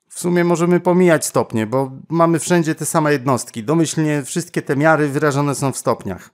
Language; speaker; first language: Polish; native; Polish